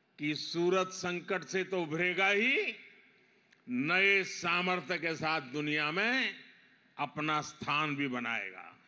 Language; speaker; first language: Hindi; non-native, local second language; Gujarati